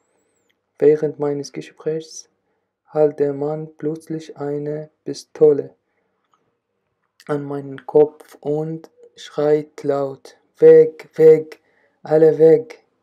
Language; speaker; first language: German; non-native, learner; Arabic